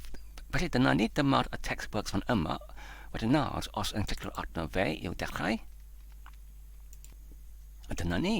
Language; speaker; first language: Welsh; non-native, fluent; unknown